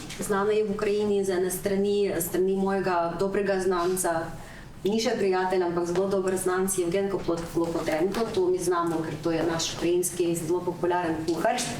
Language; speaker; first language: Slovenian; non-native, fluent; Ukrainian